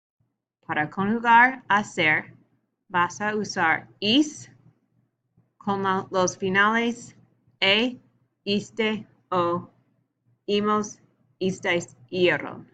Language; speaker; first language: Spanish; non-native, learner; English